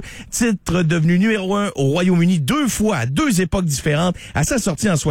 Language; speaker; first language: French; native; French